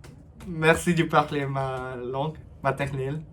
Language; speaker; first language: French; non-native, learner; Japanese